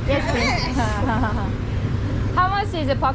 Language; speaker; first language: English; non-native, fluent; Korean